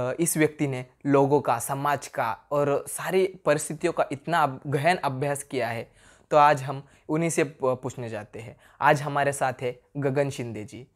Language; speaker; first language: Hindi; non-native, local second language; Marathi